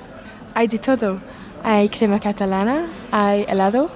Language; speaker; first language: Spanish; non-native, fluent; English